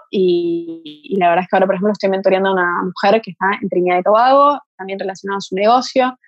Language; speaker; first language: Spanish; early bilingual, other home language; Portuguese